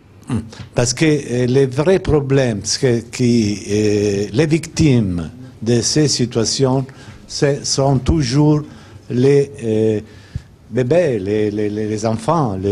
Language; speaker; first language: French; non-native, fluent; Italian